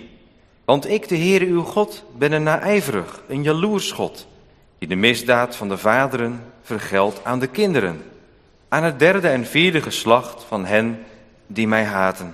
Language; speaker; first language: Dutch; native; Dutch